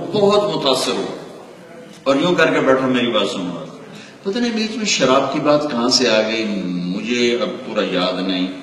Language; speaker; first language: Urdu; non-native, local second language; Punjabi